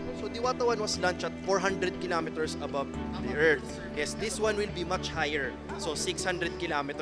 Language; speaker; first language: English; non-native, local second language; Filipino